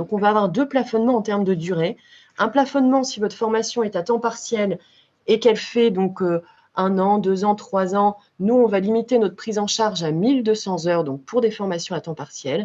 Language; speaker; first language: French; native; French